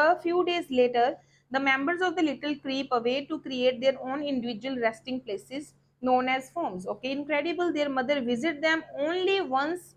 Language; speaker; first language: English; non-native, local second language; Punjabi